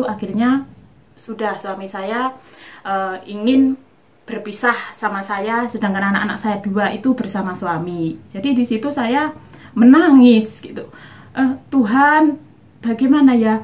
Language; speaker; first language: Indonesian; non-native, local second language; Javanese